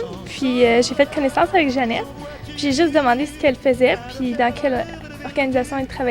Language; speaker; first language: French; native; French